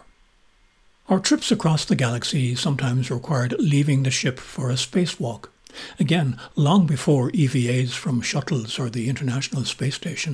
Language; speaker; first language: English; native; English